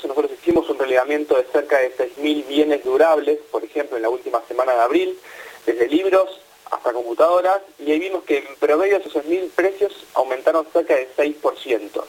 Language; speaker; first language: Spanish; native; Spanish